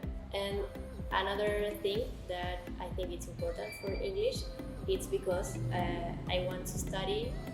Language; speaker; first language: English; non-native, learner; Spanish